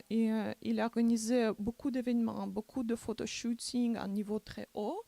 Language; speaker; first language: French; non-native, learner; Macedonian